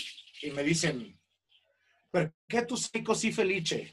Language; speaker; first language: Italian; non-native, learner; Spanish